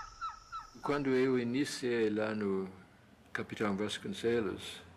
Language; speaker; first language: Portuguese; non-native, fluent; English